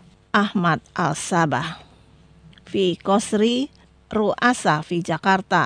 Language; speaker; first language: Arabic; non-native, fluent; Indonesian